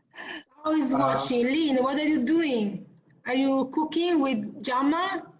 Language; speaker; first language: English; non-native, learner; Italian